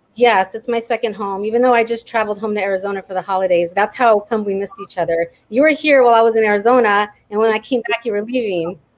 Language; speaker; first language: English; native; English